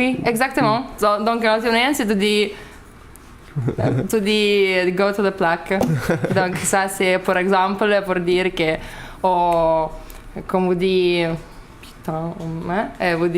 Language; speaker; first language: French; non-native, learner; Lithuanian